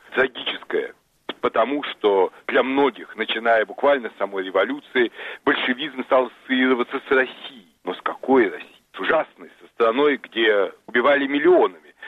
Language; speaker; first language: Russian; native; Russian